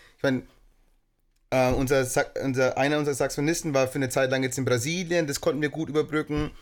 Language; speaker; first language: German; native; German